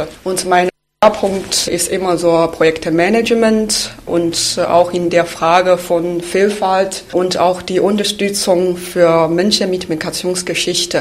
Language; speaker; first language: German; non-native, fluent; Chinese